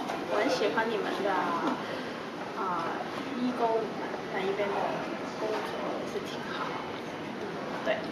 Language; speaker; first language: Chinese; non-native, local second language; Cantonese